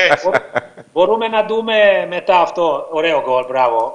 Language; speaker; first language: Greek; non-native, learner; Hungarian